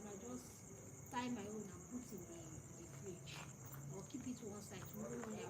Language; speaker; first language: English; non-native, local second language; Igbo